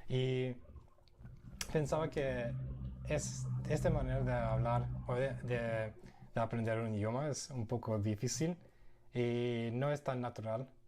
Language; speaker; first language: Spanish; non-native, fluent; English